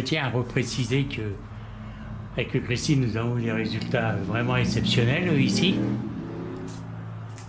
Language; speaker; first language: French; native; French